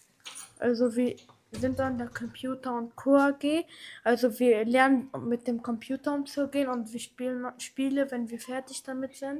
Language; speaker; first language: German; native; German